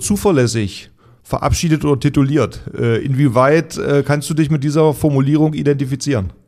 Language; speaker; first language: German; native; German